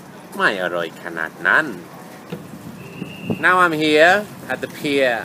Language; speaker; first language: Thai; non-native, fluent; English